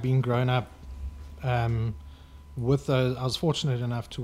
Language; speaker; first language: English; native; English